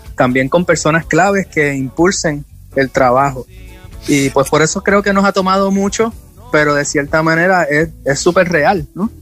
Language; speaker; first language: Spanish; native; Spanish